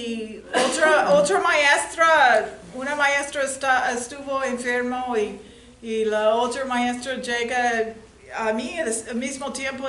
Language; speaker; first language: Spanish; non-native, learner; English